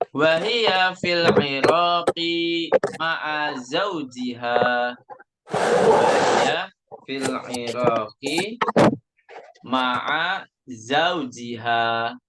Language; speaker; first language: Arabic; non-native, fluent; Indonesian